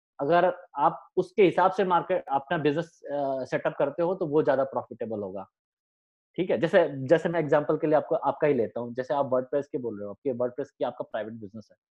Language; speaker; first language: Hindi; native; Hindi